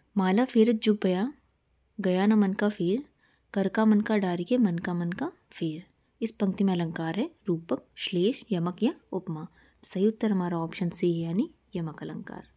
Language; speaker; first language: Hindi; native; Hindi